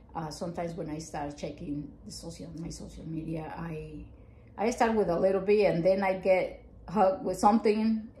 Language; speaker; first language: English; non-native, fluent; Spanish